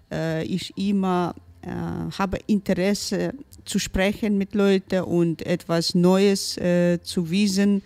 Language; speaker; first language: German; non-native, learner; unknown